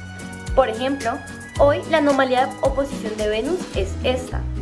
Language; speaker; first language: Spanish; native; Spanish